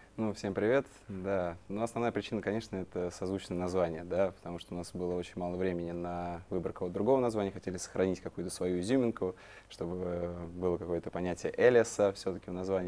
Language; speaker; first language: Russian; native; Russian